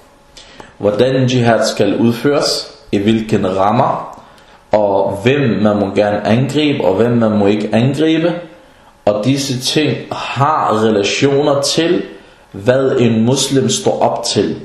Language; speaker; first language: Danish; early bilingual, other home language; Arabic